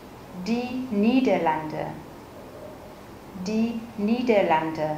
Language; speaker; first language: German; non-native, fluent; Vietnamese